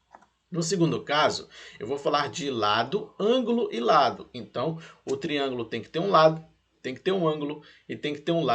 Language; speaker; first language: Portuguese; native; Portuguese